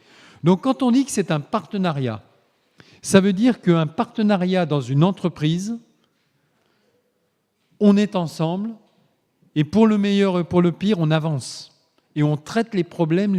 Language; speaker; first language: French; native; French